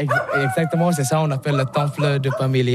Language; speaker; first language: French; non-native, learner; Balinese